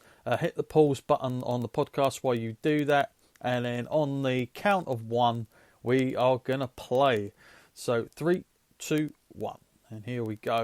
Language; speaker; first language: English; native; English